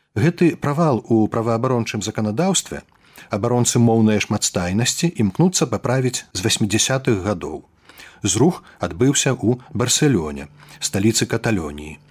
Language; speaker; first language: Belarusian; native; Belarusian